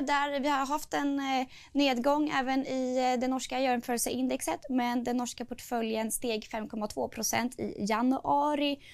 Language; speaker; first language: Swedish; native; Swedish